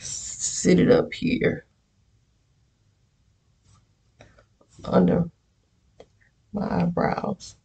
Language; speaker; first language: English; native; English